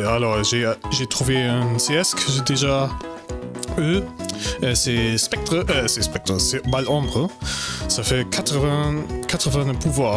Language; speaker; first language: French; non-native, learner; German